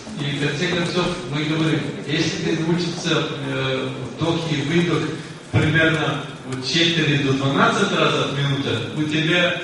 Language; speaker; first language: Russian; non-native, learner; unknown